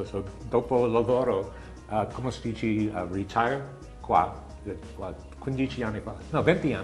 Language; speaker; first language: Italian; non-native, learner; English